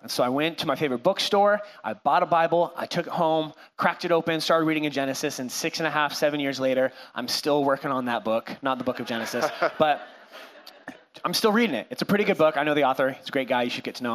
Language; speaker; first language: English; native; English